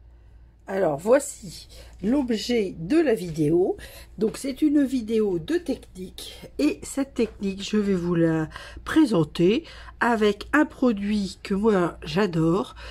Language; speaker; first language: French; native; French